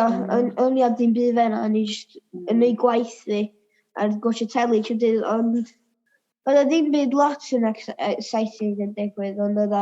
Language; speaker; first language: Welsh; native; Welsh